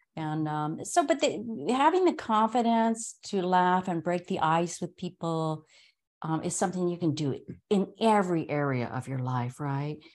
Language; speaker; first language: English; native; English